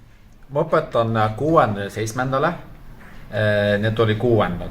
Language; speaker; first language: Estonian; non-native, fluent; Turkish